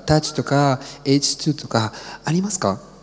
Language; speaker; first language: Japanese; non-native, learner; French